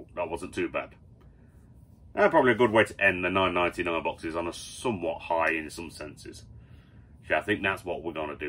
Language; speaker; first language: English; native; English